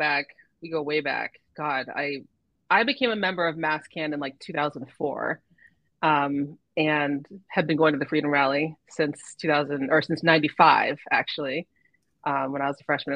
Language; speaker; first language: English; native; English